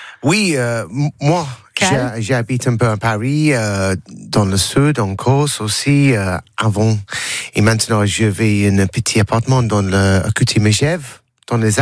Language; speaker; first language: French; non-native, learner; English